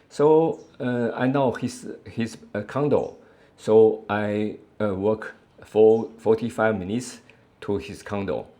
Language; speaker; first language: English; non-native, learner; Chinese